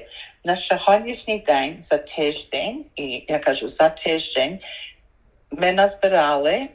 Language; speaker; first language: Ukrainian; early bilingual, heritage; Ukrainian